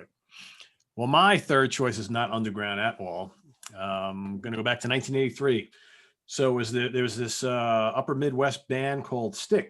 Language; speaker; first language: English; native; English